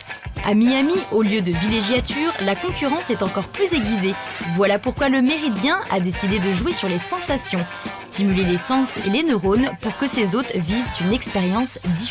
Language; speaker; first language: French; native; French